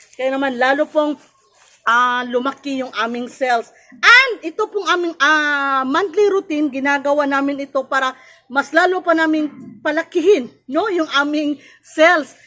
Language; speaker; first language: Filipino; non-native, local second language; Cebuano